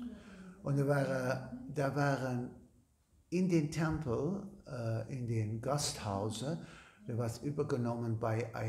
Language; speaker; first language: German; non-native, learner; Dutch